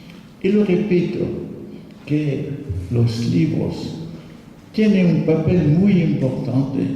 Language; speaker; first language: Spanish; non-native, fluent; French